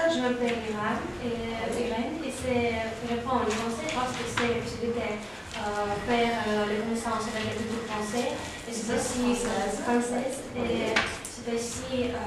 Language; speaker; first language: French; non-native, learner; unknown